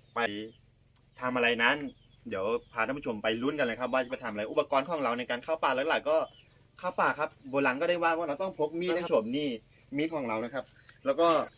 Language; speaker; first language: Thai; non-native, local second language; S'gaw Karen